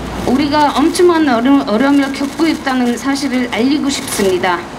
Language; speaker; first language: Korean; non-native, fluent; Mongolian